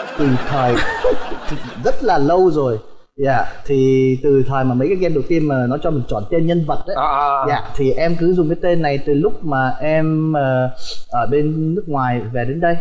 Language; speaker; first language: Vietnamese; early bilingual, heritage; Vietnamese